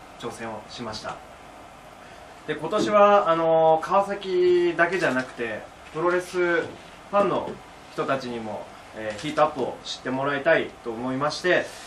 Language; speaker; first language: Japanese; native; Japanese